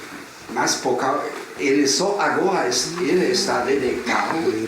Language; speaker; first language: Portuguese; non-native, fluent; German